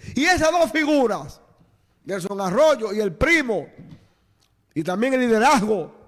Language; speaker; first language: Spanish; native; Spanish